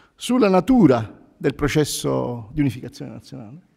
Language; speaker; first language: Italian; native; Italian